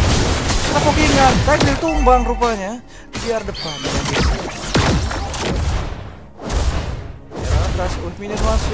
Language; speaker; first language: Indonesian; native; Indonesian